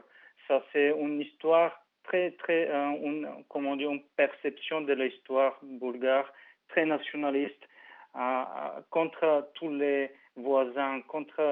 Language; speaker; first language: French; non-native, fluent; Bulgarian